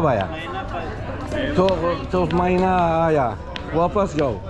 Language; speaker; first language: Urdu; non-native, learner; Persian